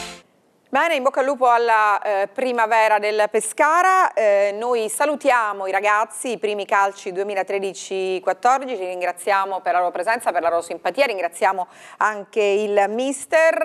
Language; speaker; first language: Italian; native; Italian